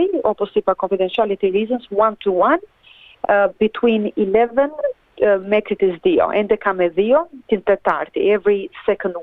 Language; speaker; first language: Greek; early bilingual, heritage; Greek